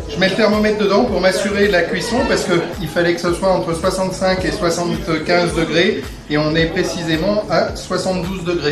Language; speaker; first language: French; native; French